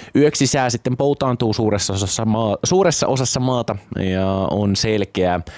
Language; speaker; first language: Finnish; native; Finnish